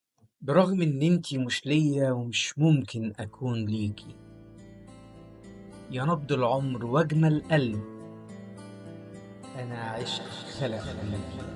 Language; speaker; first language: Arabic; native; Arabic